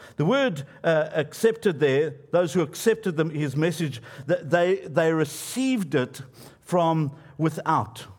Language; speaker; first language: English; native; English